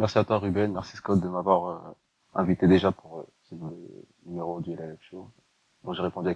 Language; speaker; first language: French; native; French